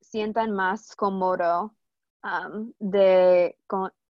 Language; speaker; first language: Spanish; non-native, learner; English